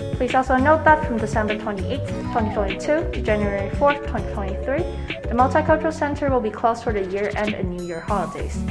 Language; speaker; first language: English; native; English